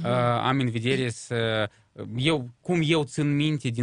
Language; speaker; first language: Romanian; non-native, local second language; Russian